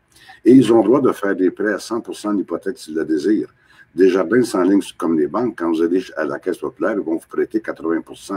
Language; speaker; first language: French; native; French